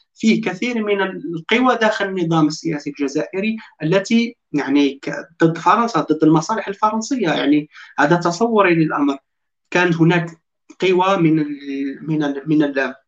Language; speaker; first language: Arabic; native; Arabic